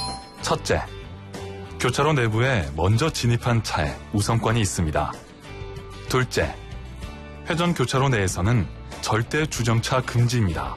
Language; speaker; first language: Korean; native; Korean